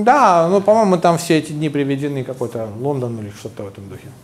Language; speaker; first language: Russian; native; Russian